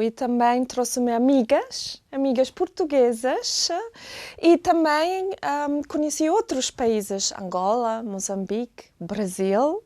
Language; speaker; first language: Portuguese; non-native, fluent; German